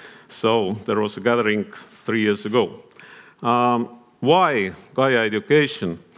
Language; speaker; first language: English; non-native, fluent; Estonian